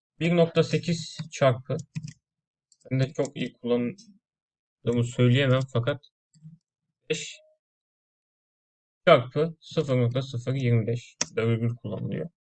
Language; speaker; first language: Turkish; native; Turkish